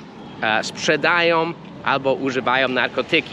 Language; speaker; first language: Polish; non-native, fluent; English